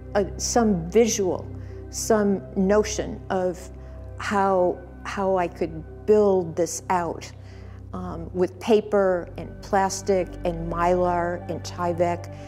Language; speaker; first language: English; native; English